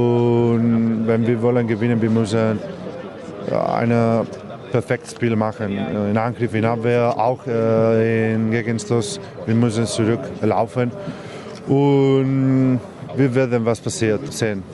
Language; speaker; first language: German; non-native, learner; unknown